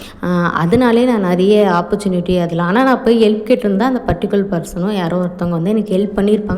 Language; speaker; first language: Tamil; native; Tamil